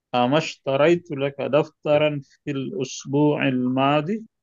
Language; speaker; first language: Arabic; non-native, learner; Indonesian